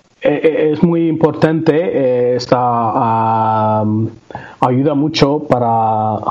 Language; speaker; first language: Spanish; non-native, learner; Tamil